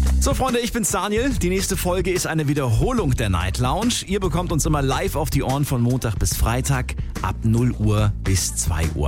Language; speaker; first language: German; native; German